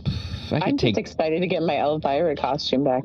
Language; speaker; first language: English; native; English